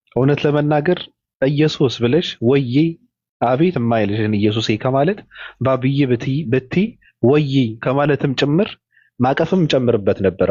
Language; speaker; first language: Amharic; native; Amharic